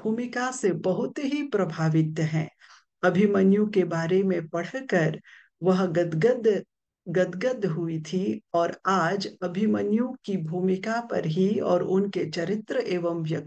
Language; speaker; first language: Hindi; non-native, local second language; Morisyen